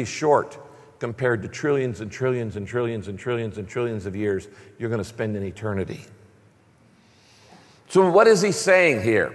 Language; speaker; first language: English; native; English